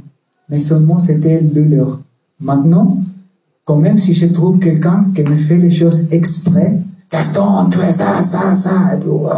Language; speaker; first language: French; non-native, learner; Spanish